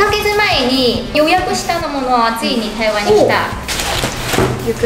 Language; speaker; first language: Japanese; non-native, fluent; Chinese